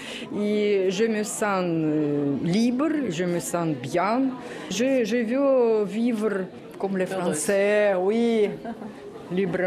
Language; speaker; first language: French; non-native, learner; Russian